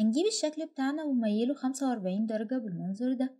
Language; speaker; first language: Arabic; native; Arabic